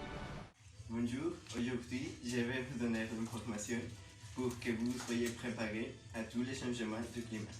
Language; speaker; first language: French; non-native, learner; Spanish